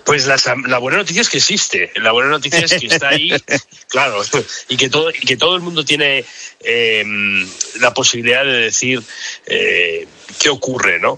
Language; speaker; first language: Spanish; native; Spanish